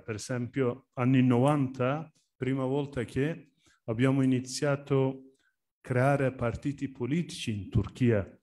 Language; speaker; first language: Italian; non-native, learner; Turkish